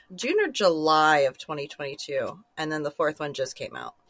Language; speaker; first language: English; native; English